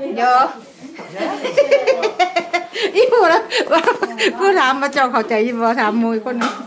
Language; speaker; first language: Swedish; non-native, learner; Thai